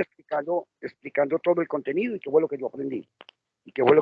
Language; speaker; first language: Spanish; native; Spanish